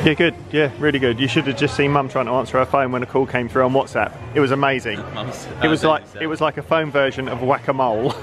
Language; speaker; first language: English; native; English